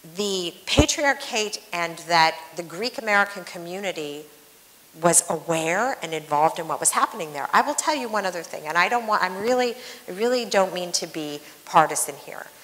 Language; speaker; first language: English; native; English